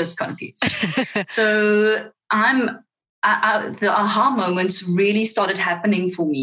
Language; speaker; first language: English; non-native, local second language; Afrikaans